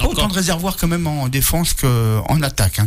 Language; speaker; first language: French; native; French